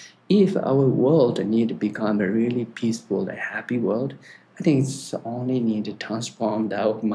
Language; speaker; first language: English; non-native, learner; Tibetan